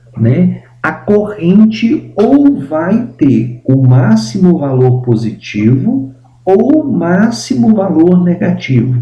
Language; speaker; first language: Portuguese; native; Portuguese